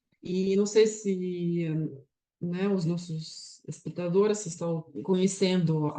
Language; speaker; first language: Portuguese; non-native, fluent; Russian